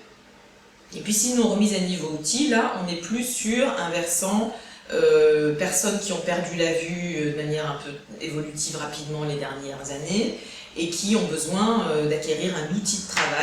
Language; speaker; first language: French; native; French